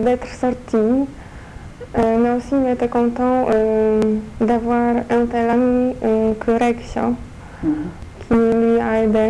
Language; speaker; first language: French; non-native, fluent; Polish